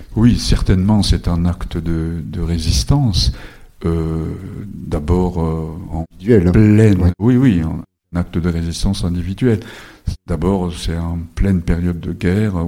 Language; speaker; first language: French; non-native, fluent; Japanese